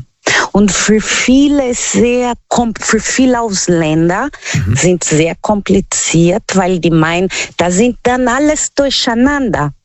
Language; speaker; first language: German; non-native, learner; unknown